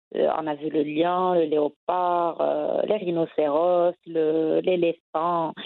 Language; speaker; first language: French; non-native, local second language; Arabic